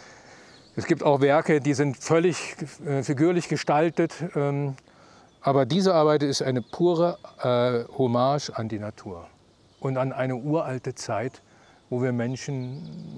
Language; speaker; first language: German; native; German